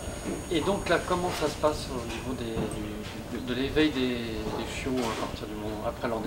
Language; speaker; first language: French; native; French